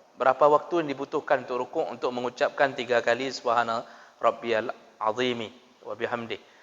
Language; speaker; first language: Malay; non-native, local second language; Achinese